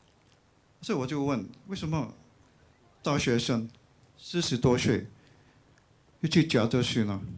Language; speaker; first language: Chinese; non-native, local second language; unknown